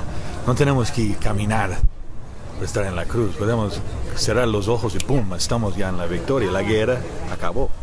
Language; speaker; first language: Spanish; non-native, learner; English